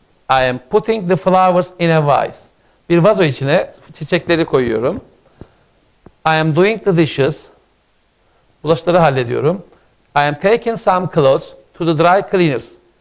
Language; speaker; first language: English; non-native, fluent; Turkish